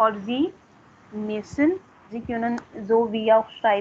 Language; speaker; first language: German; non-native, fluent; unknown